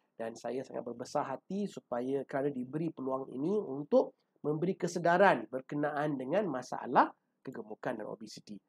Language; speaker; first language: Malay; native; Malay